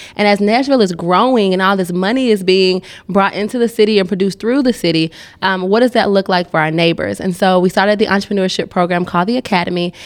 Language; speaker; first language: English; native; English